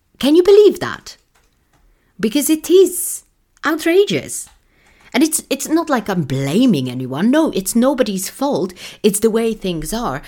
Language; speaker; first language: English; non-native, fluent; Polish